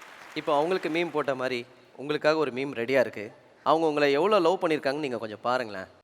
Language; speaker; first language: Tamil; native; Tamil